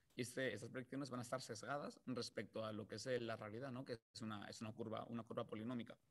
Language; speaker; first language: Spanish; native; Spanish